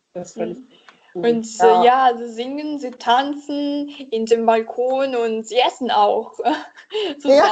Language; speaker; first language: German; non-native, learner; Italian